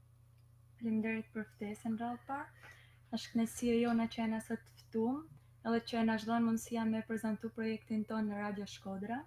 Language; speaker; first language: Albanian; native; Albanian